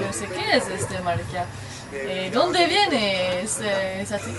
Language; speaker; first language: Spanish; non-native, learner; French